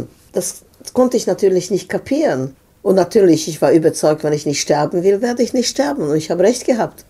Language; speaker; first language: German; non-native, fluent; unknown